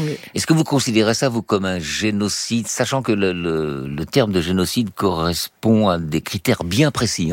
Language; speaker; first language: French; native; French